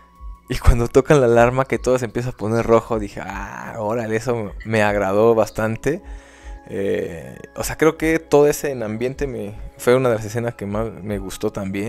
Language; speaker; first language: Spanish; native; Spanish